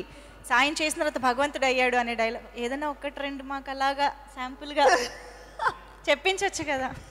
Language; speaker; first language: Telugu; native; Telugu